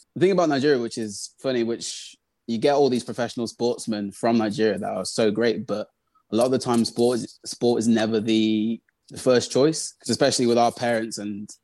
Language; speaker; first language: English; native; English